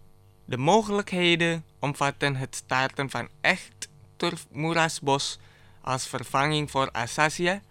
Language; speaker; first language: Dutch; non-native, fluent; Indonesian